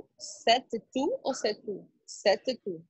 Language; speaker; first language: French; non-native, learner; Portuguese